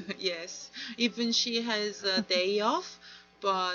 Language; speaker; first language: English; non-native, learner; Korean